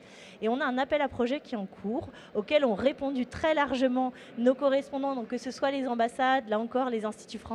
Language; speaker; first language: French; native; French